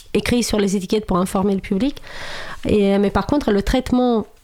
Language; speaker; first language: French; non-native, fluent; Romanian